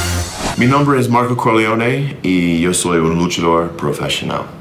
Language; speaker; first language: Spanish; non-native, fluent; English